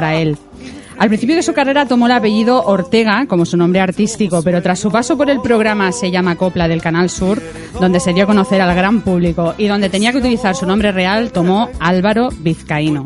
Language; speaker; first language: Spanish; native; Spanish